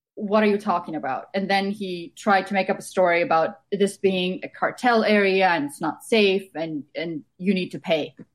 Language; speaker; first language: English; non-native, fluent; Estonian